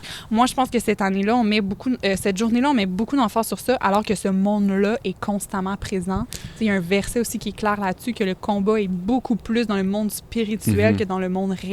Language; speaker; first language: French; native; French